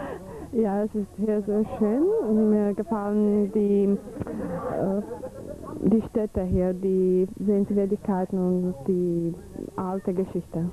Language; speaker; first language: German; non-native, fluent; Czech